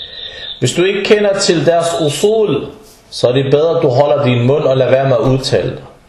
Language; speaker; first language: Danish; non-native, fluent; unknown